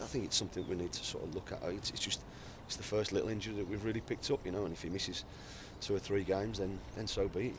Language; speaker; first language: English; native; English